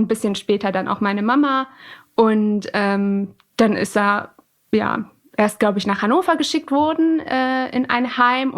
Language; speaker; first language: German; early bilingual, other home language; Persian